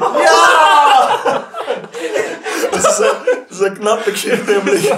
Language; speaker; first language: German; native; German